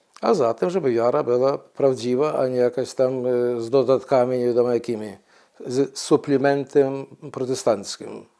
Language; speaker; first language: Polish; non-native, fluent; Ukrainian